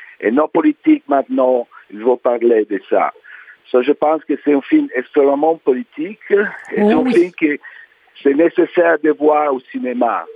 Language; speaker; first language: French; non-native, learner; Italian